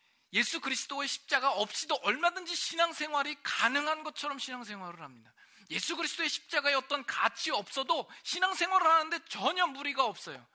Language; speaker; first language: Korean; native; Korean